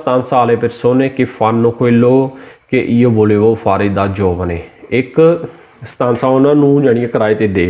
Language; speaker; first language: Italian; non-native, learner; Punjabi